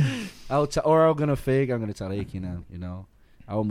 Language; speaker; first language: English; non-native, learner; Portuguese